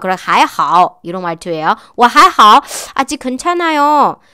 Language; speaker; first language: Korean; non-native, fluent; Chinese